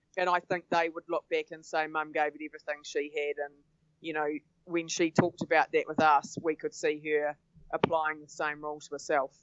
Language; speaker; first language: English; native; English